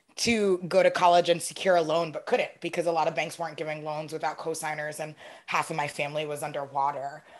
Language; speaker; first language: English; native; English